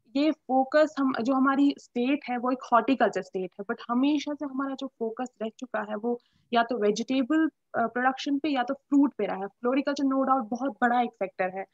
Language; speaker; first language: Hindi; native; Hindi